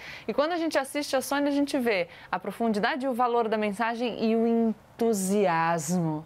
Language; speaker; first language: Portuguese; native; Portuguese